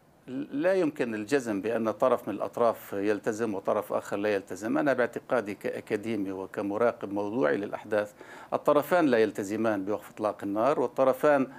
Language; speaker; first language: Arabic; native; Arabic